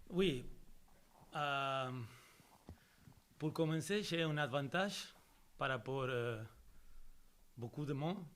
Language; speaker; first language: French; non-native, fluent; Spanish